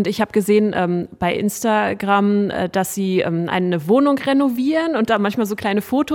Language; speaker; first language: German; native; German